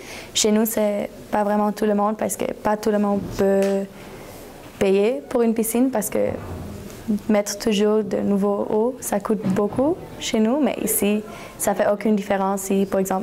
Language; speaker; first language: French; non-native, learner; German